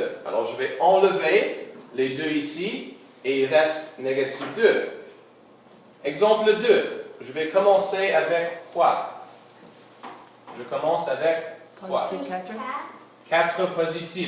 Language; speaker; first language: French; non-native, local second language; English